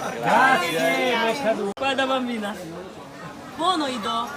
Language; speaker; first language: Italian; non-native, local second language; Korean